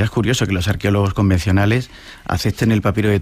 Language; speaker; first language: Spanish; native; Spanish